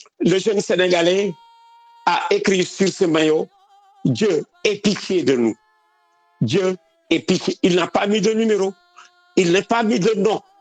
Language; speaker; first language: French; non-native, local second language; Wolof